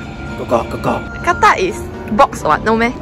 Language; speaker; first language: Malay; non-native, local second language; Chinese